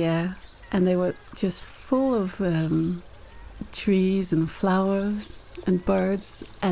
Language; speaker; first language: English; native; English